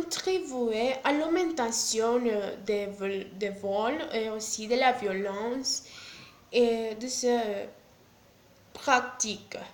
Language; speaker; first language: French; non-native, learner; Spanish